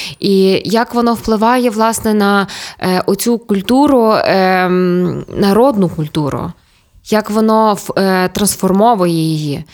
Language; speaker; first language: Ukrainian; native; Ukrainian